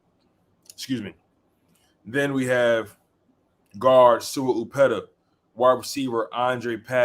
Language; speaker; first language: English; native; English